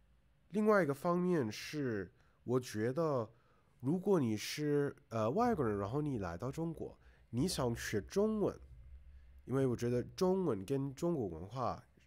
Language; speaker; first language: Chinese; non-native, fluent; English